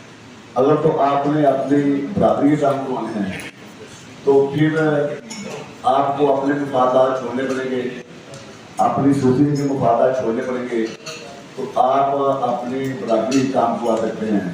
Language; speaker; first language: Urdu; non-native, local second language; Punjabi